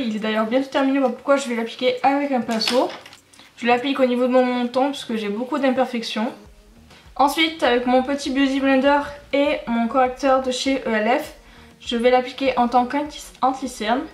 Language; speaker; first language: French; native; French